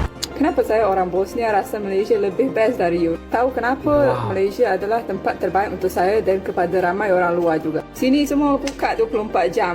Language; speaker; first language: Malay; non-native, fluent; Bosnian